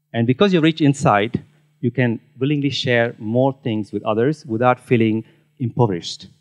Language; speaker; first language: English; non-native, local second language; Tamil